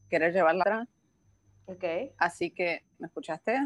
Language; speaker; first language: Spanish; native; Spanish